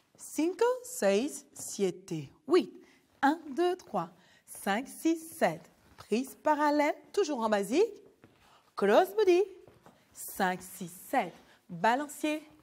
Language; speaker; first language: French; native; French